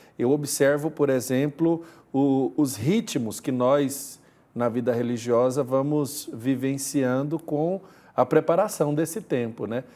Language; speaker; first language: Portuguese; native; Portuguese